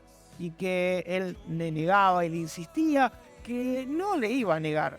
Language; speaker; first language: Spanish; native; Spanish